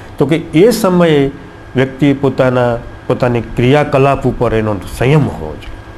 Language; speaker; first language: Gujarati; native; Gujarati